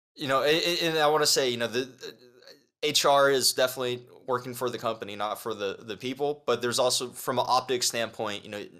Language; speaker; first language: English; early bilingual, other home language; Chinese